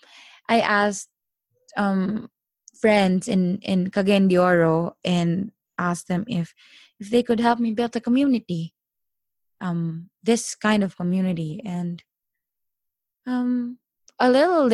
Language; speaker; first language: English; non-native, local second language; Filipino